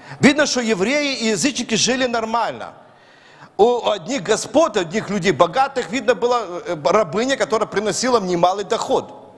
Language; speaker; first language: Russian; native; Russian